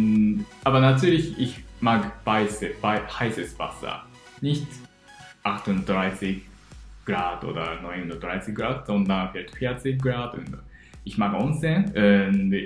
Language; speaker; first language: German; non-native, learner; Japanese